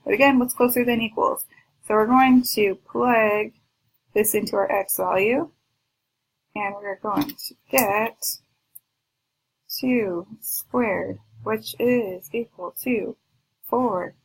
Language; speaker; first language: English; native; English